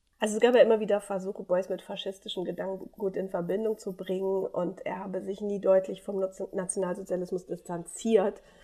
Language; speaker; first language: German; native; German